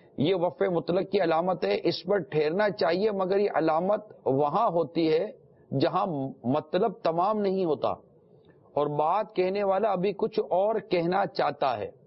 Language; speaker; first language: Urdu; non-native, local second language; Memoni